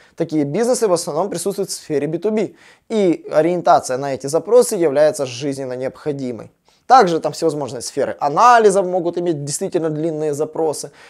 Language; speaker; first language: Russian; native; Russian